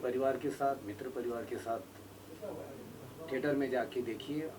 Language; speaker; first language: Hindi; non-native, local second language; Marathi